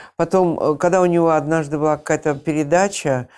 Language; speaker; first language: Russian; native; Russian